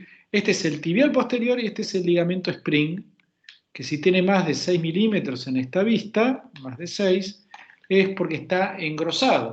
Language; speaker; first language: Spanish; native; Spanish